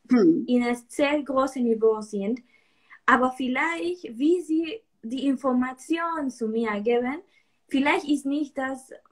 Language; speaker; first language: German; non-native, learner; Spanish